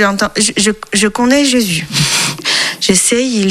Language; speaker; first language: French; non-native, learner; Chinese